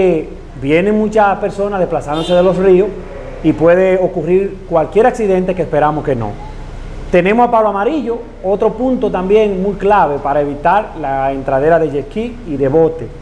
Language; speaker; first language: Spanish; native; Spanish